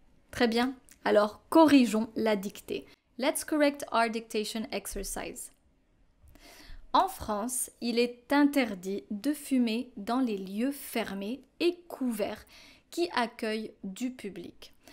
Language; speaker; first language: French; native; French